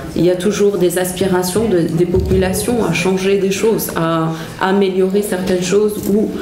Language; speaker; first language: French; non-native, local second language; Arabic